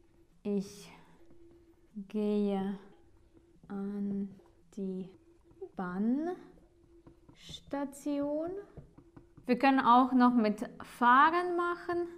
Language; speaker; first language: German; non-native, fluent; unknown